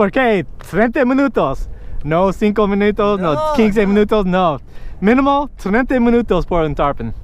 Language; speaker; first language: Spanish; non-native, learner; English